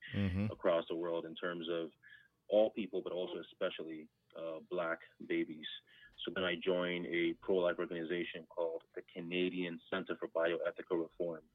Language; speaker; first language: English; early bilingual, other home language; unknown